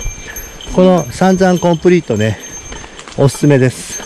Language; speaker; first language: Japanese; native; Japanese